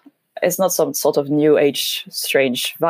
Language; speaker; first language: English; non-native, fluent; French